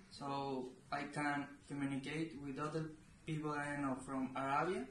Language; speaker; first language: English; non-native, learner; Spanish